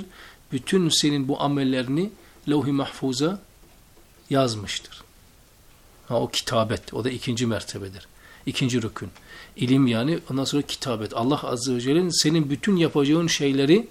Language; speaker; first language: Turkish; native; Turkish